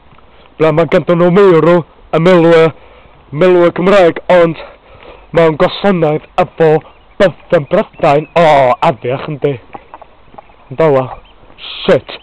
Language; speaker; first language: Welsh; non-native, learner; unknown